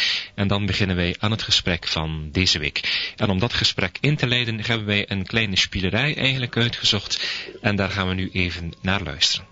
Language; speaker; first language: Dutch; native; Dutch